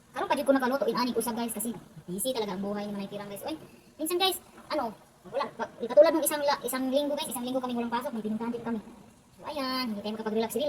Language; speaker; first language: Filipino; non-native, local second language; Cebuano